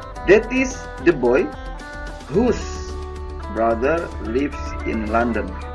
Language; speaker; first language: English; non-native, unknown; Indonesian